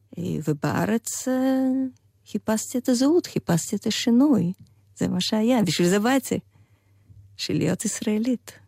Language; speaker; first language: Hebrew; non-native, fluent; Russian